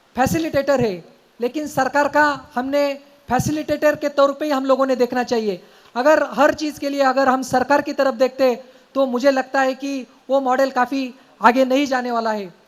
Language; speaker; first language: Hindi; non-native, local second language; Marathi